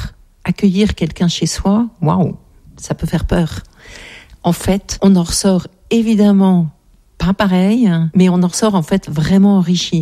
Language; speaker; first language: French; native; French